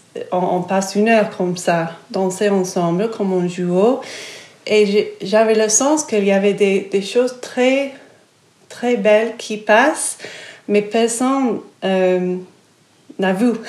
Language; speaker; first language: French; non-native, fluent; English